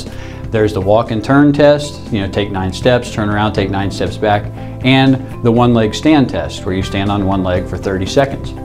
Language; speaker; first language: English; native; English